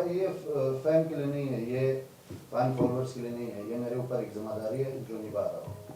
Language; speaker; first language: Hindi; non-native, fluent; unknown